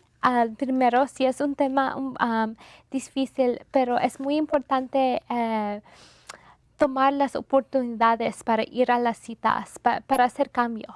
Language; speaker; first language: Spanish; non-native, fluent; English